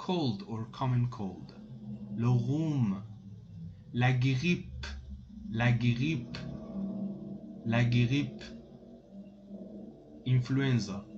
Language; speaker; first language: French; non-native, fluent; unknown